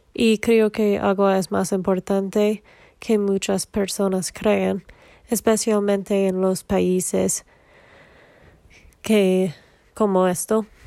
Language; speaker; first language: Spanish; non-native, learner; English